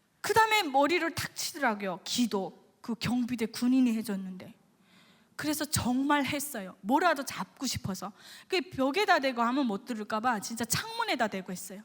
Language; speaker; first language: Korean; native; Korean